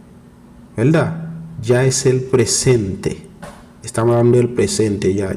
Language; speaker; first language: Spanish; non-native, fluent; Haitian Creole